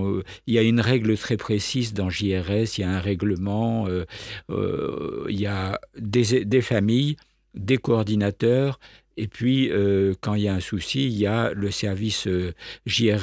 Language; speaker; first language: French; native; French